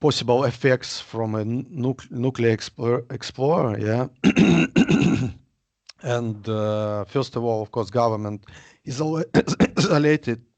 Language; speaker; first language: English; non-native, learner; Russian